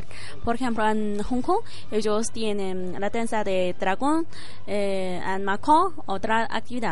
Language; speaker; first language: Spanish; non-native, learner; Chinese